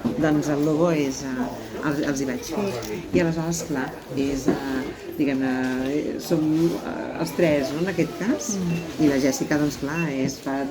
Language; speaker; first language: Catalan; native; Catalan